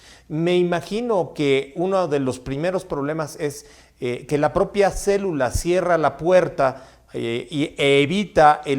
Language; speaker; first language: Spanish; native; Spanish